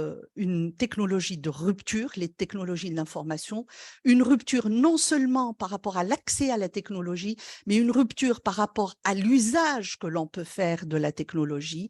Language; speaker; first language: French; non-native, local second language; Arabic